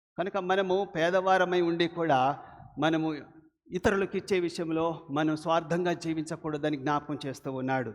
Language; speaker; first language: Telugu; non-native, local second language; Lambadi